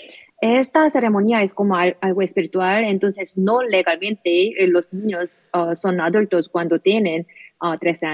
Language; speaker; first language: Spanish; non-native, learner; Korean